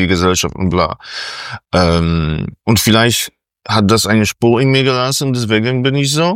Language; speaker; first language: German; non-native, fluent; Polish